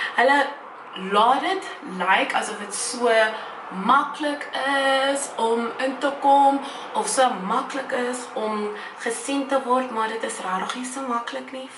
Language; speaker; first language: Afrikaans; native; Afrikaans